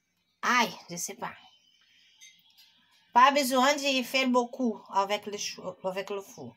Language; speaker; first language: French; non-native, learner; Portuguese